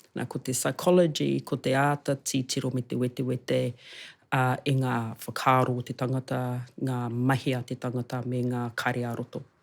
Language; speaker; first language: Māori; non-native, local second language; English